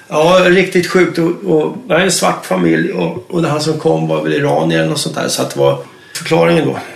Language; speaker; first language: Swedish; native; Swedish